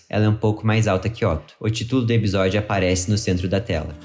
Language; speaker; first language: Portuguese; native; Portuguese